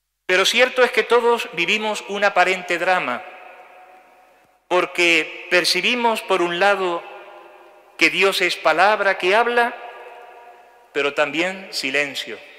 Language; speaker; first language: Spanish; native; Spanish